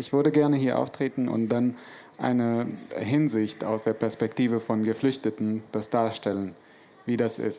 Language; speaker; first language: German; non-native, fluent; Arabic